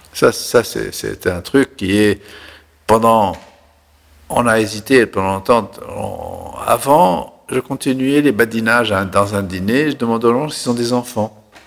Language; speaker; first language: French; non-native, local second language; Arabic